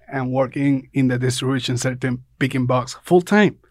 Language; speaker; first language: English; non-native, fluent; Spanish